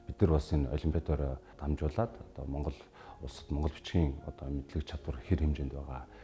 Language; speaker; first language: Mongolian; native; Mongolian